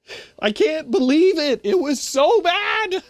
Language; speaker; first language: English; native; English